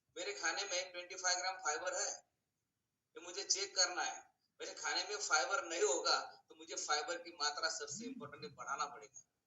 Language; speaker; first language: Hindi; non-native, local second language; Marathi